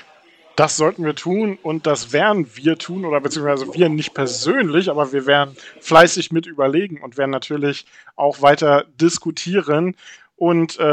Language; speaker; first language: German; native; German